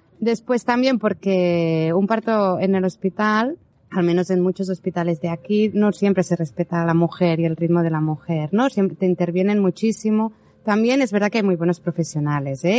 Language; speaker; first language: Spanish; native; Spanish